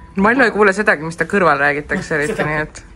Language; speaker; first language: Estonian; native; Estonian